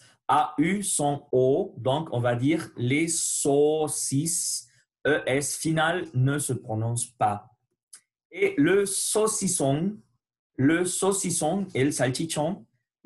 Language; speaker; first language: French; non-native, learner; Spanish